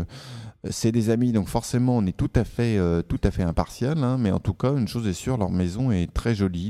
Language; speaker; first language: French; native; French